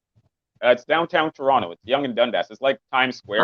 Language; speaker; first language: English; native; English